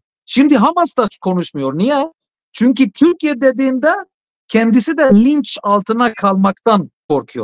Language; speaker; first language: Turkish; non-native, fluent; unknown